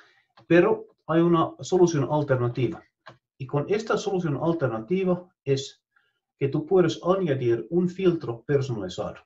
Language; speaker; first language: Spanish; non-native, fluent; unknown